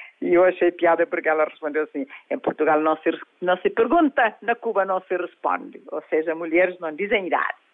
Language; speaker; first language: Portuguese; non-native, local second language; Kabuverdianu